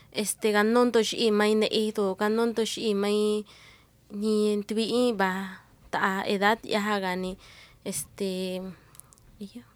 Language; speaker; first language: Spanish; non-native, local second language; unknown